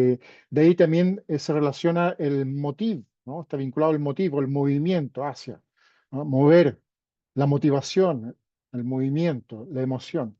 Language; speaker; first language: Spanish; native; Spanish